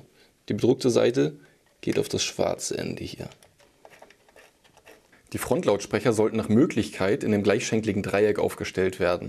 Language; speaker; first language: German; native; German